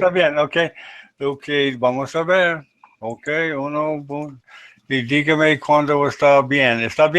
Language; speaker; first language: Spanish; non-native, learner; English